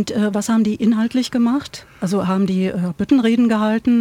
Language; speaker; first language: German; native; German